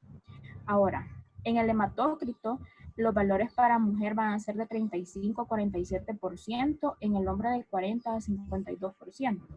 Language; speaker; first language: Spanish; native; Spanish